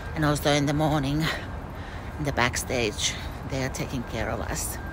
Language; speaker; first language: English; non-native, fluent; Finnish